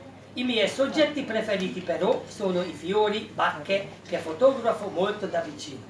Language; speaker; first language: Italian; non-native, fluent; Hungarian